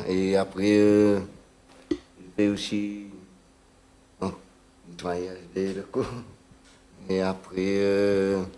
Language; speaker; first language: French; non-native, local second language; Réunion Creole French